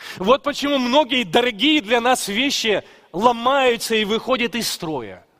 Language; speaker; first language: Russian; native; Russian